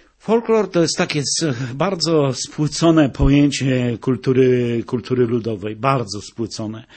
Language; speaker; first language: Polish; native; Polish